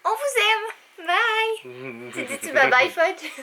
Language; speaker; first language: French; native; French